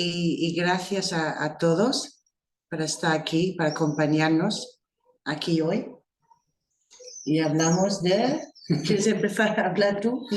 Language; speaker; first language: Spanish; non-native, fluent; English